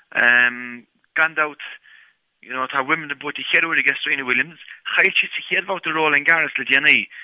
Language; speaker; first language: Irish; native; Irish